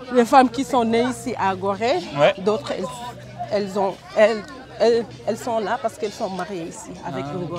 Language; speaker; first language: French; non-native, local second language; Wolof